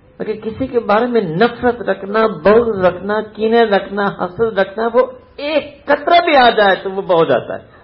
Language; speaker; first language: Urdu; native; Urdu